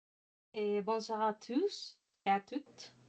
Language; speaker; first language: French; non-native, learner; Spanish